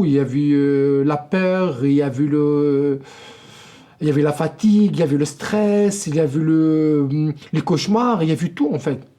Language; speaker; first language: French; non-native, local second language; Arabic